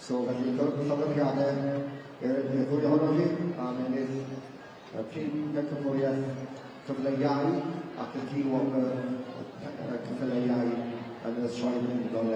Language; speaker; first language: Welsh; native; Welsh